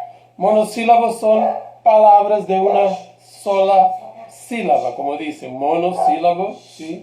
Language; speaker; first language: Spanish; non-native, fluent; Portuguese